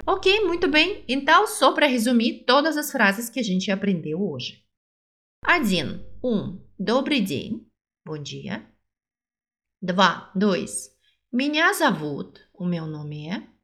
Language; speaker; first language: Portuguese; non-native, fluent; Russian